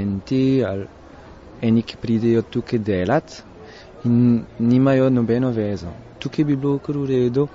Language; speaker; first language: Slovenian; early bilingual, heritage; Slovenian